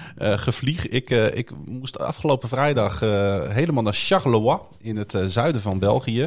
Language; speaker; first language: Dutch; native; Dutch